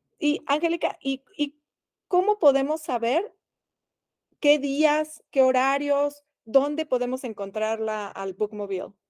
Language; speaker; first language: Spanish; native; Spanish